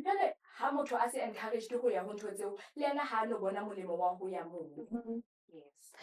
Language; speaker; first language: English; non-native, local second language; Southern Sotho